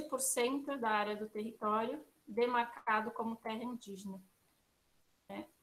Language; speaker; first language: Portuguese; native; Portuguese